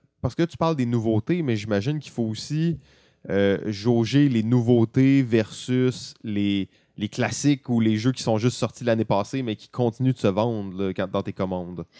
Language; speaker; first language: French; native; French